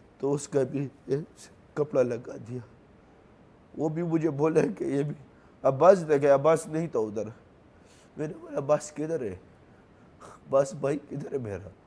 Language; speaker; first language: Urdu; non-native, local second language; Pashto